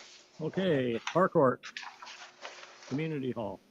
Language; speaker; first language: English; native; English